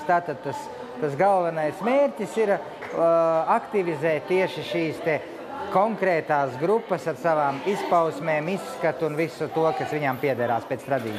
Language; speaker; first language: Latvian; native; Latvian